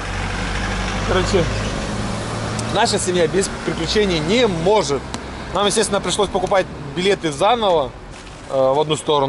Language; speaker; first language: Russian; native; Russian